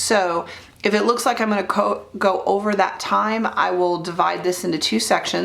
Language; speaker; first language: English; native; English